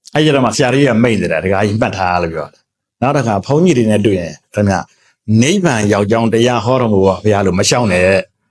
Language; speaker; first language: Burmese; native; Burmese